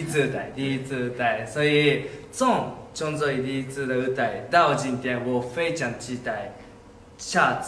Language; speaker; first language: Chinese; non-native, learner; Japanese